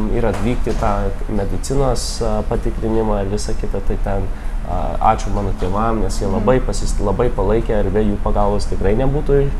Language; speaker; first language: Lithuanian; early bilingual, heritage; Lithuanian